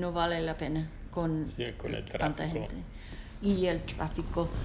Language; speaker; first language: Spanish; non-native, learner; English